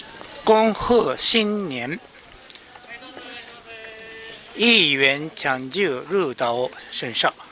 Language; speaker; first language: Chinese; non-native, learner; Japanese